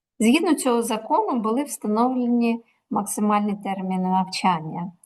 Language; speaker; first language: Ukrainian; native; Ukrainian